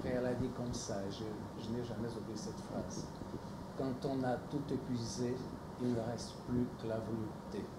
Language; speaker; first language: French; non-native, fluent; Portuguese